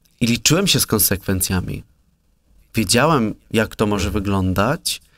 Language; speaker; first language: Polish; native; Polish